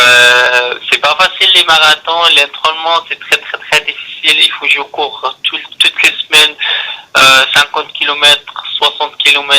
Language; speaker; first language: French; non-native, learner; Arabic